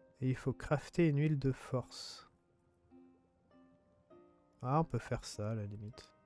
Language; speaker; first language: French; native; French